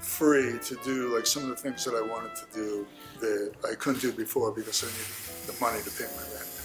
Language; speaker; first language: English; native; English